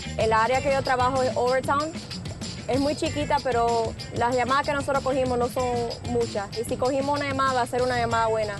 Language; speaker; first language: Spanish; early bilingual, heritage; Spanish